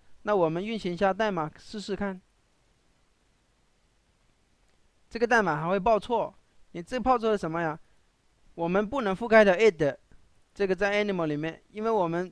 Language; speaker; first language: Chinese; native; Chinese